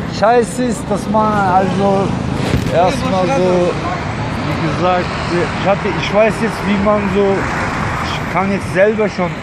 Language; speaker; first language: German; early bilingual, other home language; Turkish